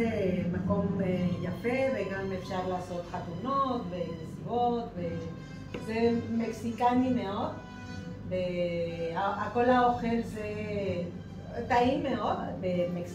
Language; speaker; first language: Hebrew; non-native, learner; Spanish